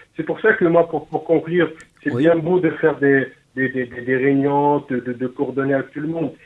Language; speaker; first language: French; non-native, local second language; Arabic